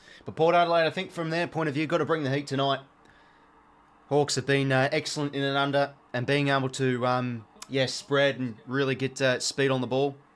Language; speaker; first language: English; native; English